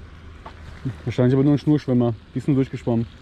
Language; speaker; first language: German; native; German